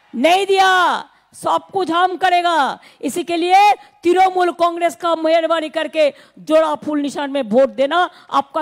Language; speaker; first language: Hindi; non-native, local second language; Bangla